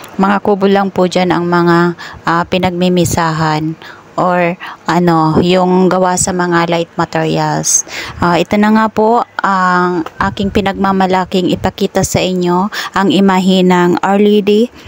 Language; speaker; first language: Filipino; non-native, local second language; Bikol